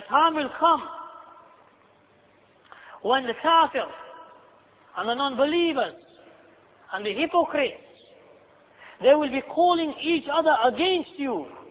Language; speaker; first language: English; native; English